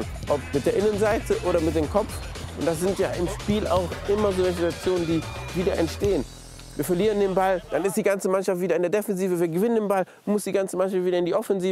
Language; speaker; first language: German; native; German